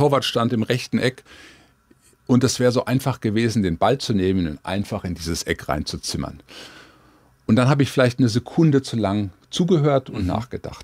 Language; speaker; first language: German; native; German